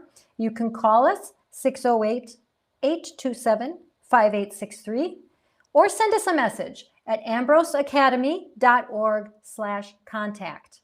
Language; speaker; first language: English; native; English